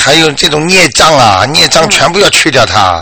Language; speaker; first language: Chinese; native; Chinese